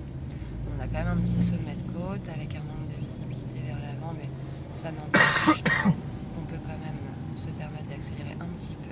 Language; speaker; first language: French; native; French